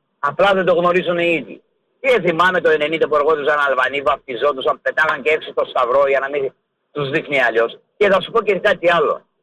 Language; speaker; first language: Greek; early bilingual, heritage; Greek